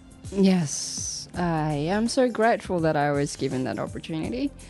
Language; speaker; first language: English; non-native, fluent; Japanese